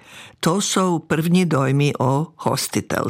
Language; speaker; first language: Czech; non-native, fluent; Serbian